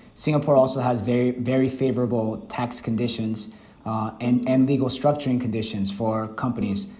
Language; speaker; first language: English; early bilingual, other home language; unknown